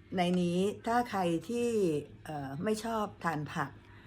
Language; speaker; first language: Thai; native; Thai